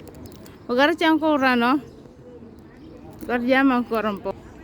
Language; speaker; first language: Italian; non-native, learner; Filipino